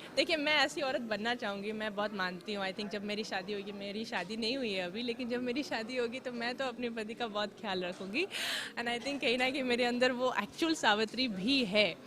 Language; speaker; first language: Hindi; early bilingual, heritage; Hindi